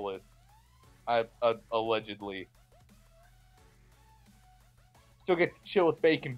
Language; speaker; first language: English; native; English